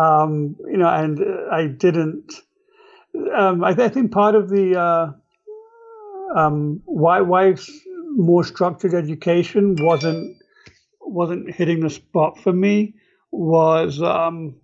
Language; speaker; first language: English; native; English